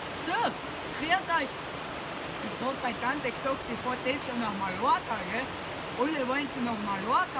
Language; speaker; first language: German; native; German